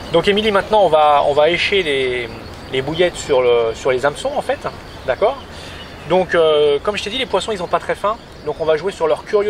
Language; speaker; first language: French; native; French